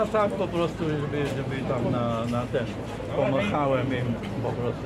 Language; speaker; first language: Polish; non-native, fluent; Arabic